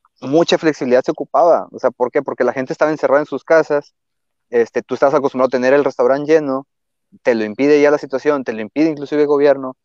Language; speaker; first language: Spanish; native; Spanish